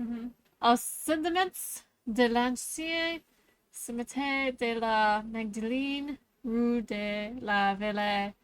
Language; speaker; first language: French; non-native, learner; English